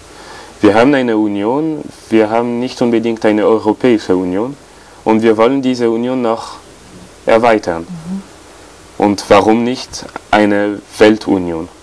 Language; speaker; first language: German; non-native, fluent; French